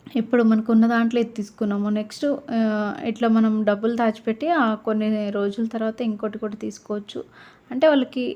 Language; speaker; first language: Telugu; native; Telugu